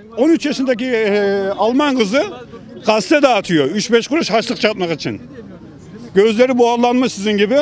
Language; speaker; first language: Turkish; early bilingual, heritage; Turkish